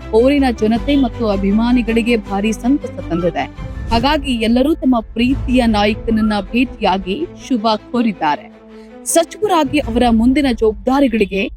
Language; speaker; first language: Kannada; native; Kannada